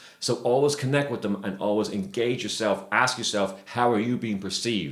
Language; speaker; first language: English; native; English